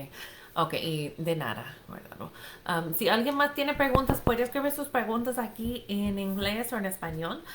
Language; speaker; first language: Spanish; non-native, fluent; English